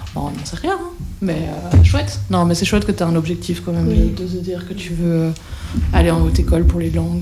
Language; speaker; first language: French; native; French